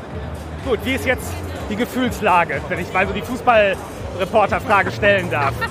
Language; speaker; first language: German; native; German